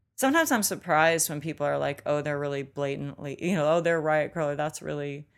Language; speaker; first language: English; native; English